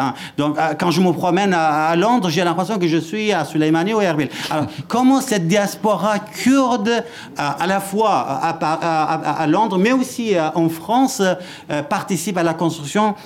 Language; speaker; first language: French; non-native, fluent; Kurdish